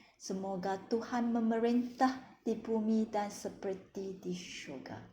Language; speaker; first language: Malay; non-native, local second language; Chinese